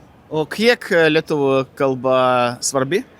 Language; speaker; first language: Lithuanian; non-native, fluent; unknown